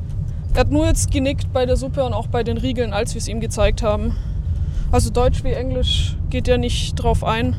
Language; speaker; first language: German; native; German